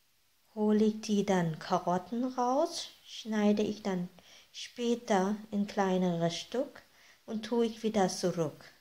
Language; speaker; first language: German; non-native, fluent; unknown